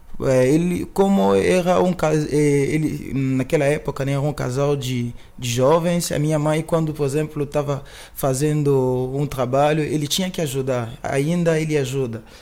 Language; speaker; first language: Portuguese; non-native, fluent; Lingala